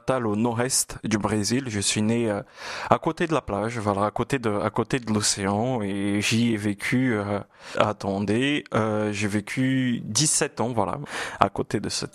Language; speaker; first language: French; non-native, fluent; Portuguese